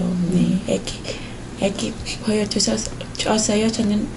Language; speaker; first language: Korean; non-native, learner; Thai